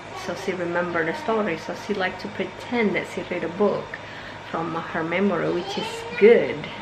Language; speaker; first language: English; non-native, fluent; Indonesian